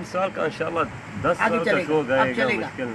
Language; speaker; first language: Hindi; non-native, learner; Arabic